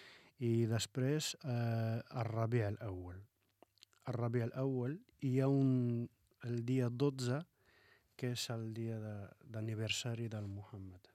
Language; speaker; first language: Catalan; non-native, fluent; Arabic